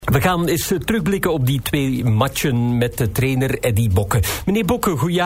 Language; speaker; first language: Dutch; native; Dutch